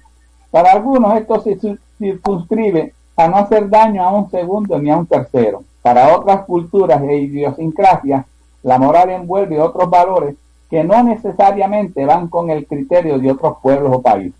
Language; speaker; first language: Spanish; native; Spanish